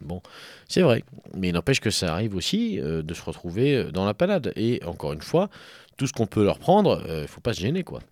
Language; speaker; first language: French; native; French